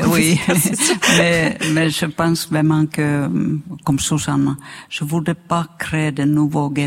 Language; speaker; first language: French; non-native, fluent; Finnish